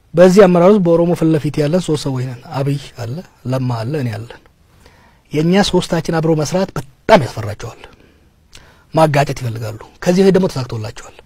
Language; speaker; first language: Amharic; non-native, local second language; Oromo